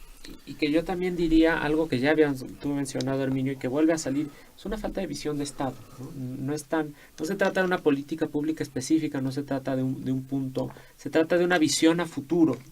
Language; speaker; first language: Spanish; native; Spanish